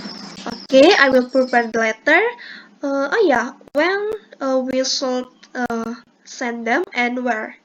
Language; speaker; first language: English; non-native, learner; Indonesian